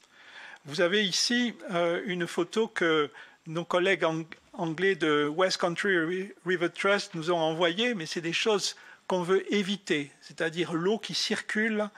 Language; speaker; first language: French; native; French